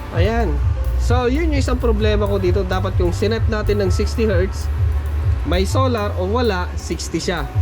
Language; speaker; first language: Filipino; non-native, local second language; Iloko